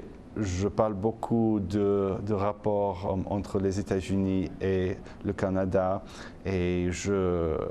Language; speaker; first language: French; non-native, fluent; English